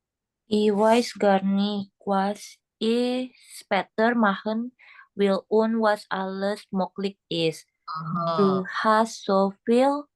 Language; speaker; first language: German; non-native, learner; Indonesian